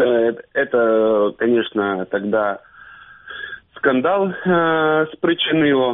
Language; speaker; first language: Russian; native; Russian